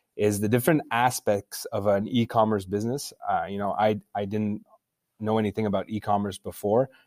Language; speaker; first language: English; native; English